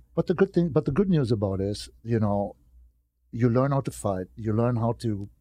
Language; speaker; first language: English; non-native, fluent; German